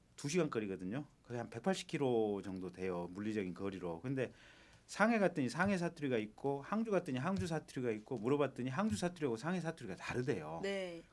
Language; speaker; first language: Korean; native; Korean